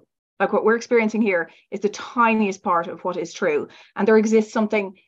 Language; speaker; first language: English; native; English